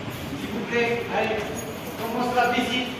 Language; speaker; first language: French; non-native, local second language; Arabic